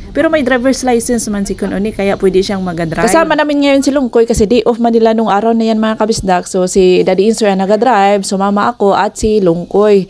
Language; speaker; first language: Filipino; non-native, local second language; Cebuano